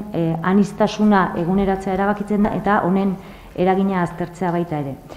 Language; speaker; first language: Basque; native; Basque